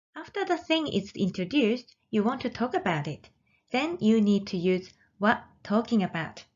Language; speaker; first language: English; non-native, fluent; Japanese